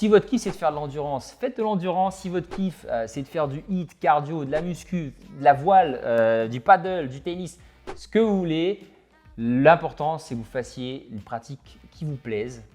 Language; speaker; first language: French; native; French